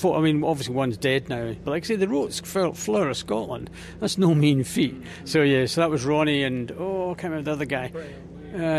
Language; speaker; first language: English; native; English